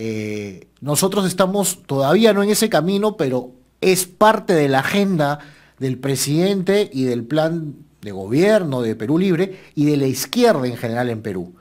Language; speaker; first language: Spanish; native; Spanish